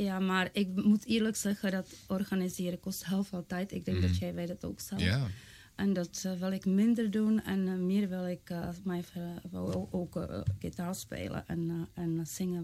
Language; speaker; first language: Dutch; non-native, fluent; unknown